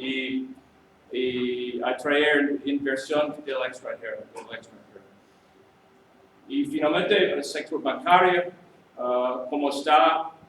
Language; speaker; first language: Spanish; non-native, learner; English